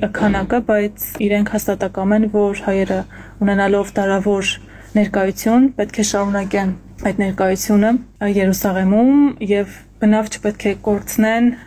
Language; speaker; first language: Armenian; native; Armenian